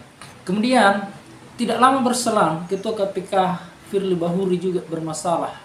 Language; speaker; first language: Indonesian; native; Indonesian